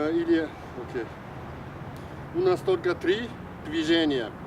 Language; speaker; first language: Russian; non-native, learner; Chinese